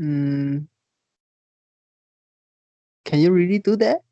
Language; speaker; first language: English; non-native, learner; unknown